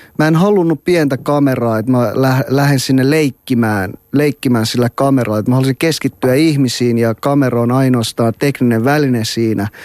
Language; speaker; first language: Finnish; early bilingual, other home language; Persian